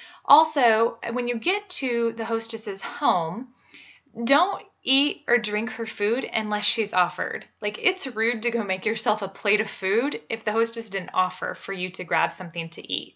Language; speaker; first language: English; native; English